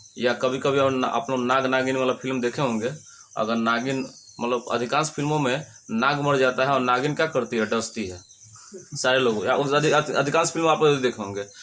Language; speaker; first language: Hindi; native; Hindi